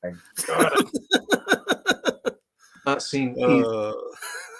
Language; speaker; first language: English; native; English